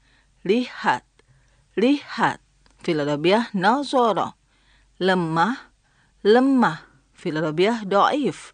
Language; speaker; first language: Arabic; non-native, fluent; Indonesian